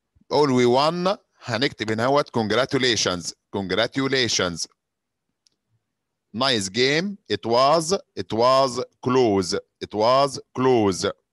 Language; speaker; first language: English; non-native, fluent; Arabic